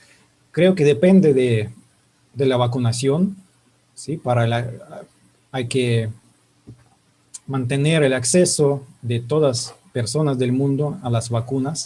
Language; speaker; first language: Spanish; non-native, fluent; Russian